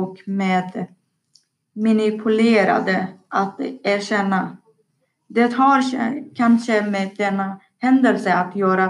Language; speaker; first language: Swedish; non-native, learner; Persian